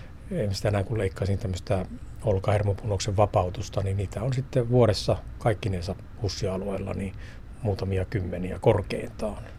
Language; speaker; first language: Finnish; native; Finnish